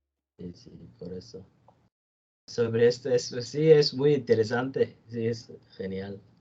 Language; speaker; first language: Spanish; non-native, learner; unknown